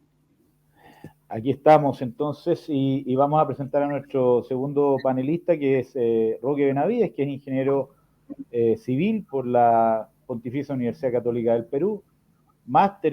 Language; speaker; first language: Spanish; native; Spanish